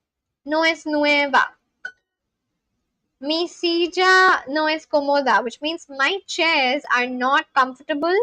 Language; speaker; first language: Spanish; non-native, learner; Bangla